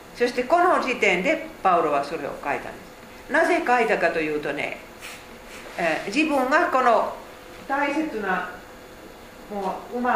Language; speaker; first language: Japanese; non-native, fluent; Finnish